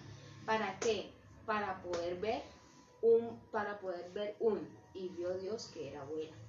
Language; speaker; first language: Spanish; native; Spanish